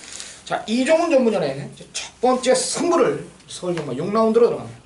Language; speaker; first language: Korean; native; Korean